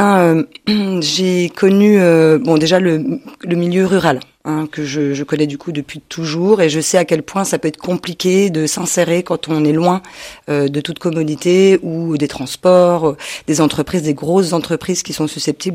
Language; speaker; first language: French; native; French